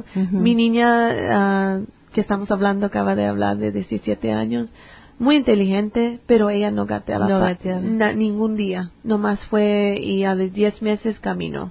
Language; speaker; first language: Spanish; early bilingual, heritage; English